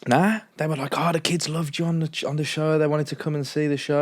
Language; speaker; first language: English; native; English